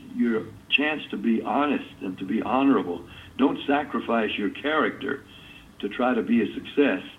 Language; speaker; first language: English; native; English